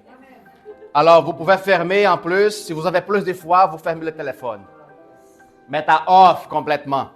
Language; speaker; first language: French; native; French